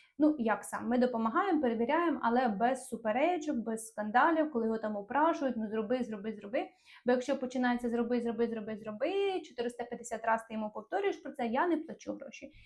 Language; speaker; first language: Ukrainian; non-native, local second language; Russian